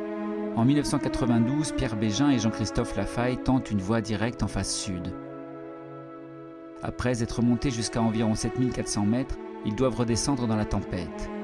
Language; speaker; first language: French; native; French